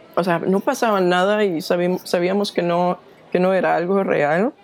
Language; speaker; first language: Spanish; non-native, fluent; Danish